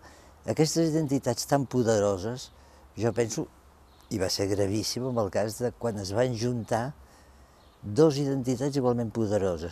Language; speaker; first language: Catalan; native; Catalan